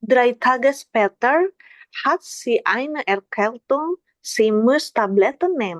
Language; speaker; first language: German; non-native, learner; Indonesian